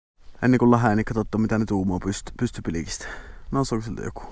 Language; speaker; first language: Finnish; native; Finnish